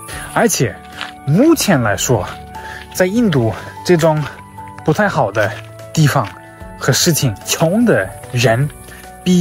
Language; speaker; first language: Chinese; non-native, fluent; German